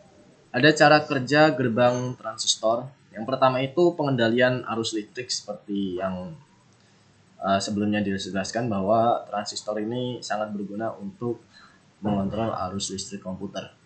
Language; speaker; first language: Indonesian; native; Indonesian